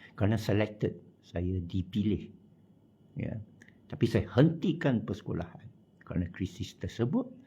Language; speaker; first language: Malay; non-native, local second language; Chinese